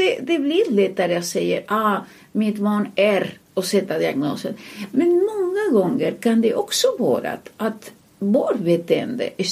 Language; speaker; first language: Swedish; non-native, fluent; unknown